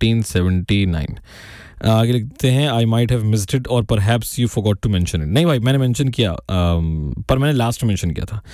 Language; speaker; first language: Hindi; native; Hindi